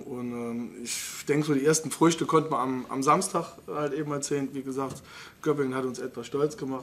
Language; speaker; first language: German; native; German